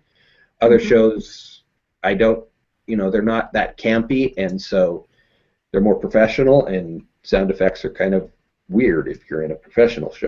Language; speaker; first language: English; native; English